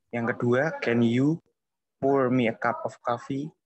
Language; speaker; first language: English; non-native, learner; Indonesian